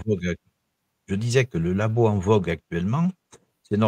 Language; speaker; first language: French; native; French